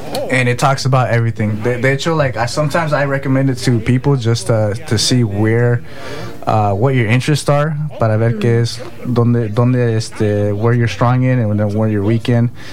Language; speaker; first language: English; early bilingual, other home language; Spanish